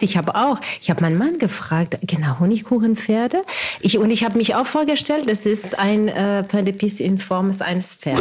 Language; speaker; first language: German; non-native, fluent; French